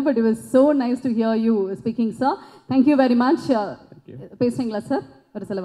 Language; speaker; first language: Tamil; native; Tamil